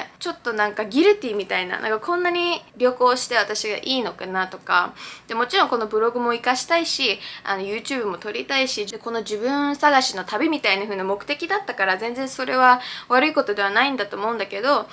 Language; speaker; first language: Japanese; early bilingual, heritage; Japanese